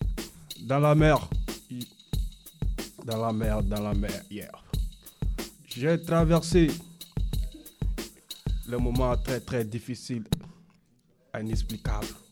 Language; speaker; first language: French; non-native, learner; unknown